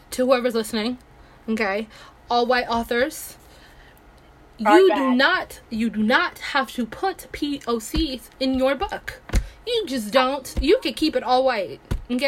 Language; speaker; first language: English; early bilingual, other home language; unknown